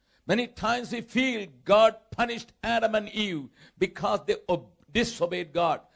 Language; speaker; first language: English; non-native, local second language; Tamil